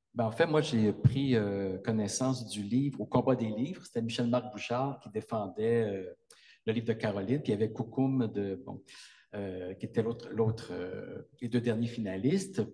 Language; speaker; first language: French; native; French